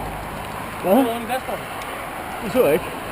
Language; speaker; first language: Danish; native; Danish